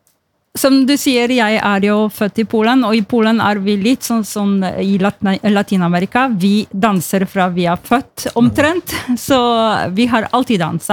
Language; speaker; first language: Norwegian; non-native, fluent; Polish